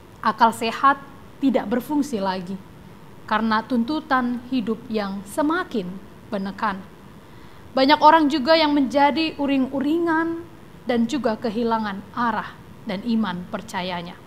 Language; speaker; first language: Indonesian; native; Indonesian